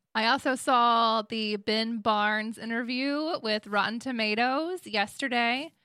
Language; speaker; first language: English; native; English